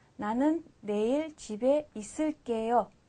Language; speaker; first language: Korean; non-native, fluent; Mongolian